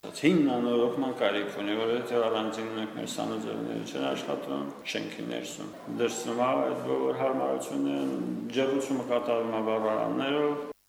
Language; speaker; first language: Armenian; native; Armenian